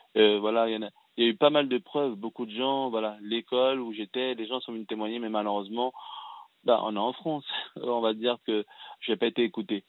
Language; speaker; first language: French; early bilingual, other home language; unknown